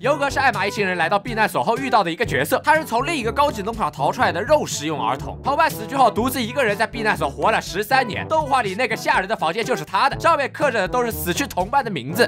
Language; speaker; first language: Chinese; native; Chinese